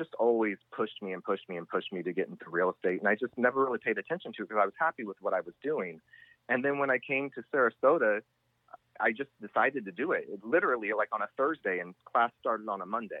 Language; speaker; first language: English; native; English